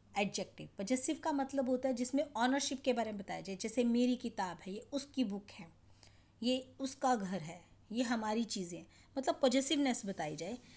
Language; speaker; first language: Hindi; native; Hindi